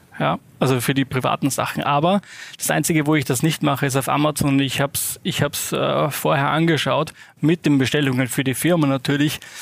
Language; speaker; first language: German; native; German